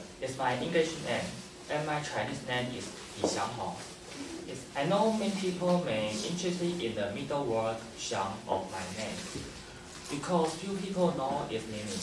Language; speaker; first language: English; non-native, learner; Chinese